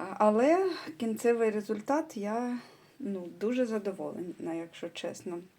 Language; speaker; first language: Ukrainian; non-native, local second language; Russian